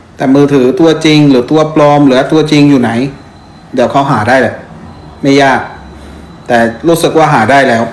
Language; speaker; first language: Thai; non-native, fluent; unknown